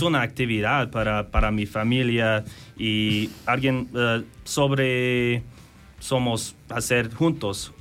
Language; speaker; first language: Spanish; non-native, learner; English